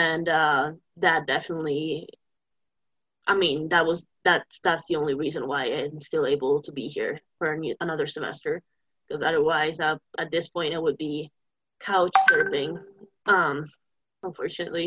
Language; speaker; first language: English; non-native, fluent; Italian